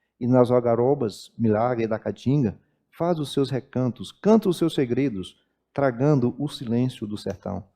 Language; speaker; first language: Portuguese; native; Portuguese